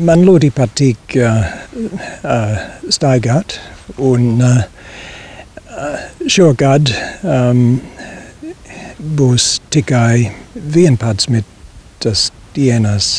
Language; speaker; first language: Latvian; non-native, learner; English